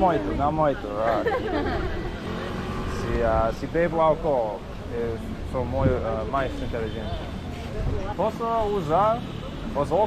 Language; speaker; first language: Portuguese; non-native, learner; English